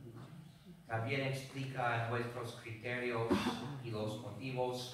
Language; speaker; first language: Spanish; non-native, fluent; English